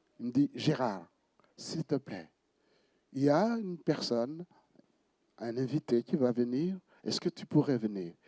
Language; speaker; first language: French; non-native, local second language; Kinyarwanda